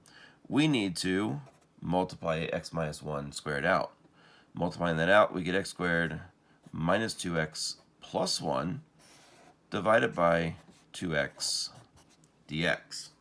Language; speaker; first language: English; native; English